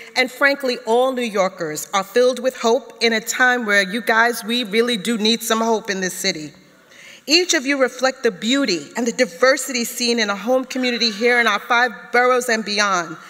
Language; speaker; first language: English; native; English